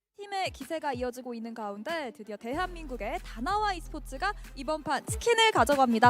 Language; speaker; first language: Korean; native; Korean